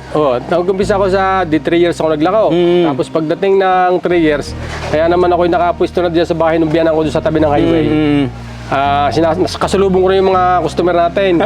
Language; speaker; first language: Filipino; native; Filipino